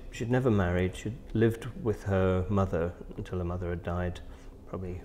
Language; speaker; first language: English; native; English